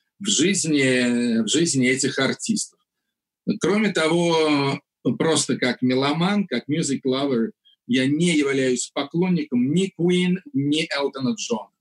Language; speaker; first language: Russian; native; Russian